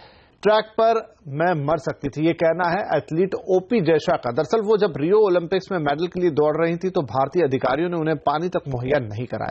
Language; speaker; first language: Hindi; native; Hindi